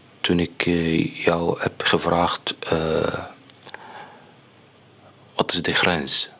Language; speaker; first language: Dutch; non-native, learner; Arabic